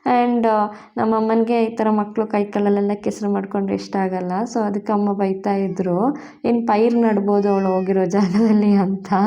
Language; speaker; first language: Kannada; non-native, local second language; Tulu